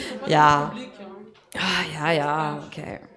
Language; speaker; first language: German; non-native, learner; French